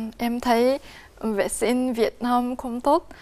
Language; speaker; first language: Vietnamese; non-native, learner; Japanese